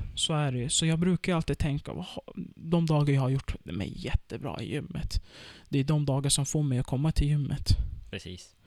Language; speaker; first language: Swedish; early bilingual, other home language; Turkish